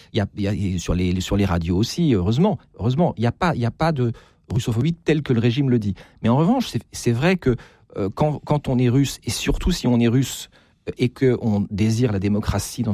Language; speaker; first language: French; native; French